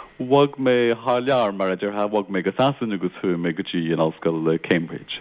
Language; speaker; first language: Irish; non-native, local second language; English